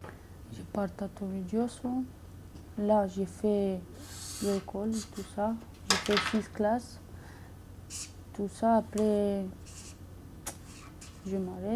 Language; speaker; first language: French; non-native, learner; Romanian